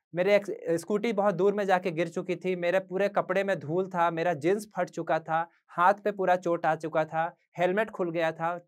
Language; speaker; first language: Hindi; native; Hindi